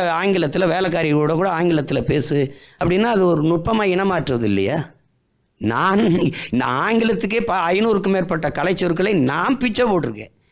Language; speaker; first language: Tamil; native; Tamil